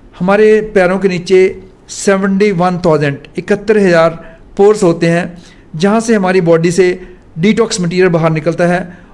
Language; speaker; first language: Hindi; non-native, local second language; Punjabi